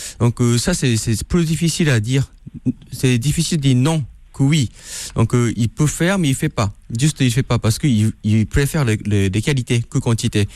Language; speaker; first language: French; non-native, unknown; Japanese